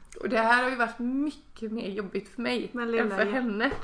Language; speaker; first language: Swedish; native; Swedish